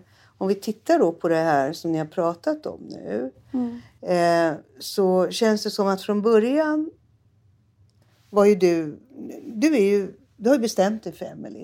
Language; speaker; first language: Swedish; native; Swedish